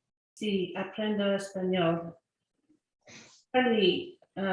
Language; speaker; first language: Spanish; non-native, learner; English